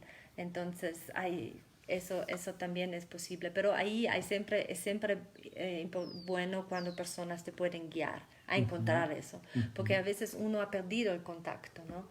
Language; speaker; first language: Spanish; non-native, fluent; German